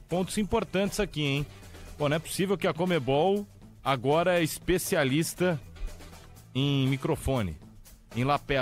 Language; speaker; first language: Portuguese; native; Portuguese